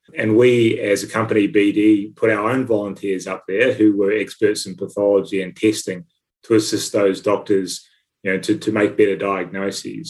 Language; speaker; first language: English; native; English